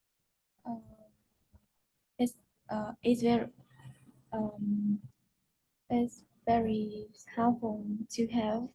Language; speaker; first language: English; non-native, learner; Vietnamese